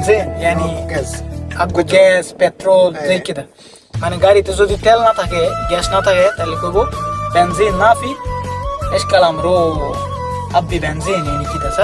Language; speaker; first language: Arabic; non-native, learner; Bangla